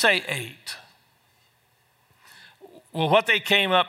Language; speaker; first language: English; native; English